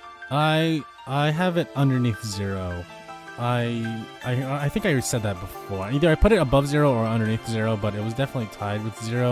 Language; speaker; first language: English; native; English